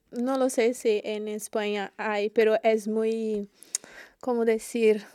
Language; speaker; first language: Spanish; non-native, learner; Portuguese